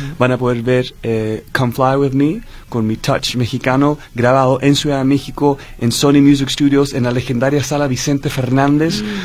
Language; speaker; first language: Spanish; early bilingual, heritage; Spanish